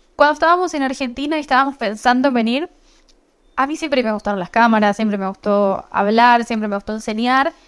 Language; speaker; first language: Spanish; native; Spanish